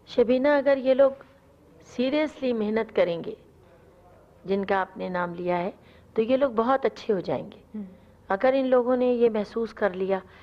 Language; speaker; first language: Urdu; non-native, local second language; Punjabi